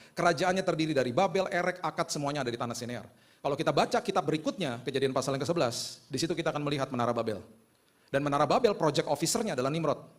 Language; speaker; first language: Indonesian; native; Indonesian